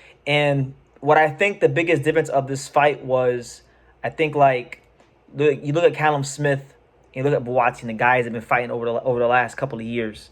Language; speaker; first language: English; native; English